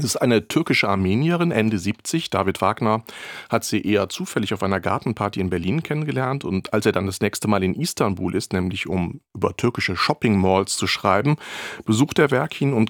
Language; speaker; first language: German; native; German